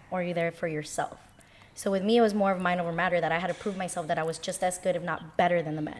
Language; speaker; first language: English; native; English